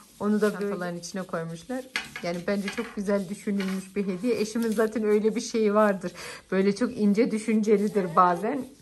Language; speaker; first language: Turkish; early bilingual, heritage; Turkish